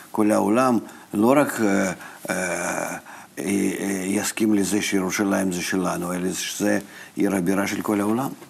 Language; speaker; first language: Hebrew; non-native, fluent; Russian